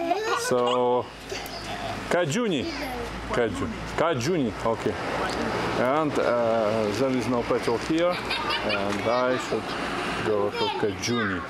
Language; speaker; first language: English; non-native, learner; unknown